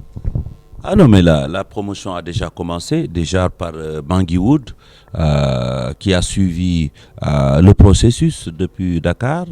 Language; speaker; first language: French; non-native, local second language; Wolof